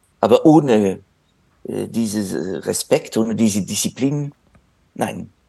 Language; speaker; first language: German; non-native, fluent; French